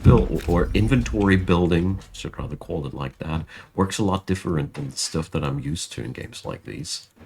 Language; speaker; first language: English; non-native, fluent; German